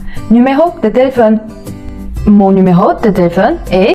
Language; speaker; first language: French; non-native, fluent; Chinese